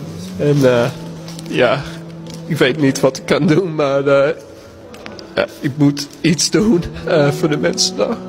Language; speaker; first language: Dutch; non-native, learner; English